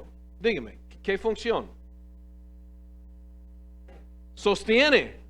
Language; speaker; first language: Spanish; non-native, fluent; English